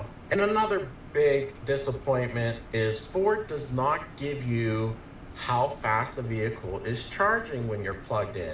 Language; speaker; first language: English; native; English